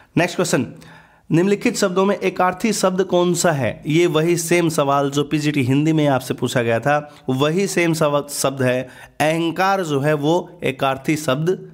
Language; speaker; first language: Hindi; native; Hindi